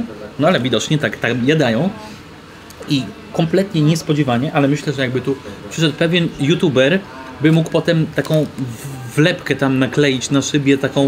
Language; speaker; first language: Polish; native; Polish